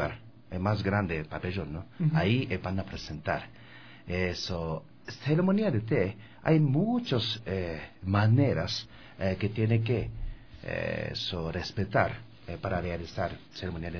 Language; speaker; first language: Spanish; non-native, learner; Japanese